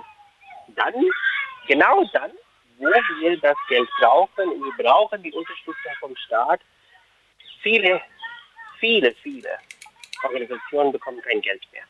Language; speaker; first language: German; non-native, fluent; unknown